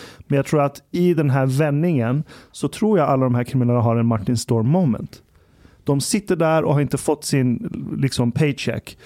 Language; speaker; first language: Swedish; early bilingual, other home language; Persian